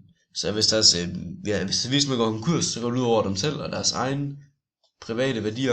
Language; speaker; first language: Danish; native; Danish